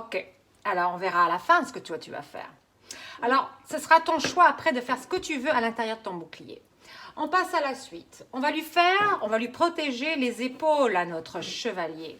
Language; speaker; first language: French; native; French